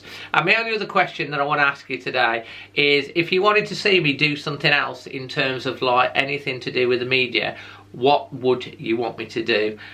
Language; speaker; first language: English; native; English